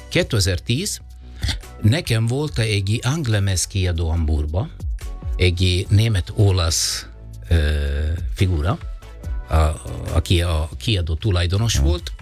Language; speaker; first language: Hungarian; non-native, learner; Italian